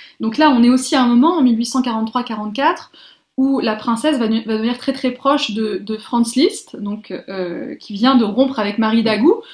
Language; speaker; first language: French; native; French